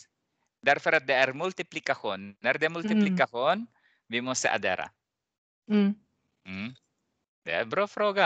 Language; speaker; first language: Swedish; non-native, fluent; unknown